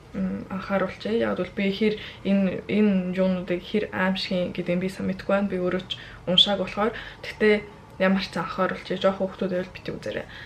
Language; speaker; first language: Mongolian; early bilingual, heritage; Mongolian